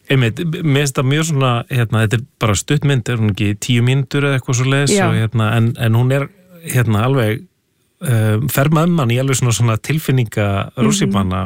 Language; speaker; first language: Icelandic; native; Icelandic